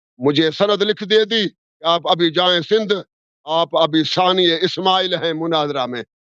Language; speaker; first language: Urdu; non-native, local second language; Sindhi